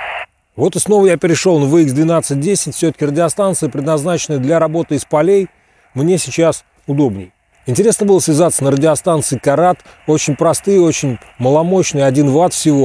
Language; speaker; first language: Russian; native; Russian